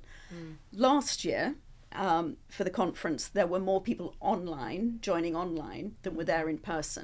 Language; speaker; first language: English; native; English